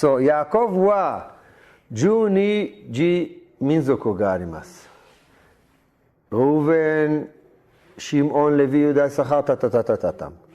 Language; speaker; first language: Japanese; non-native, learner; Hebrew